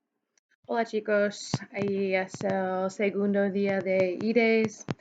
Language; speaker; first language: Spanish; non-native, fluent; English